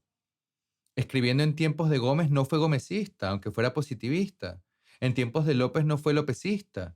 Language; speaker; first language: Spanish; native; Spanish